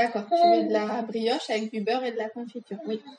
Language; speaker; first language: French; native; French